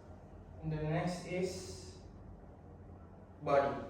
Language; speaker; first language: English; non-native, learner; Indonesian